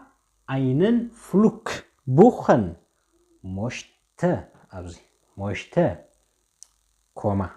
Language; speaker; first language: German; non-native, fluent; Tigrinya